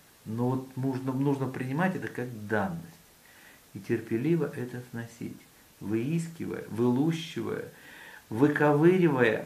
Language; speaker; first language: Russian; native; Russian